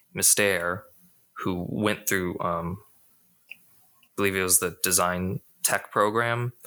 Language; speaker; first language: English; native; English